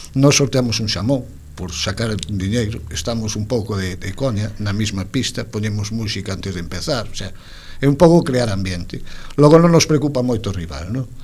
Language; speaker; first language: Galician; non-native, local second language; Spanish